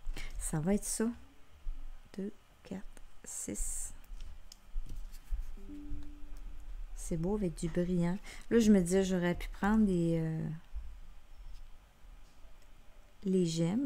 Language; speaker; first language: French; native; French